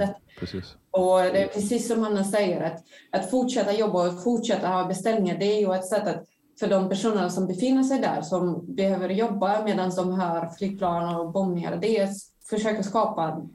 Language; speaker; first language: Swedish; non-native, fluent; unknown